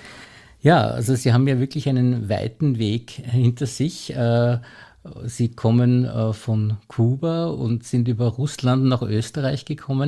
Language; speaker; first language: German; native; German